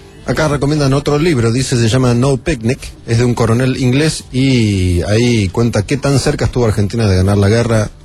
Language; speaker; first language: Spanish; native; Spanish